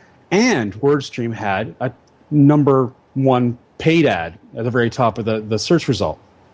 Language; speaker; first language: English; native; English